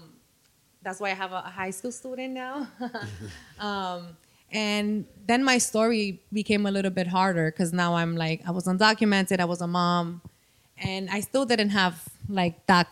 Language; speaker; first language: English; non-native, fluent; Spanish